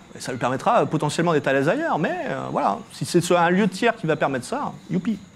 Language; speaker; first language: French; native; French